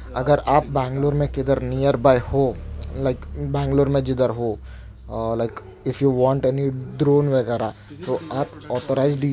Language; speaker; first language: Hindi; non-native, local second language; Marathi